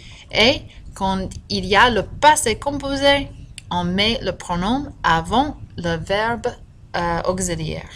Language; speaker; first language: French; non-native, fluent; English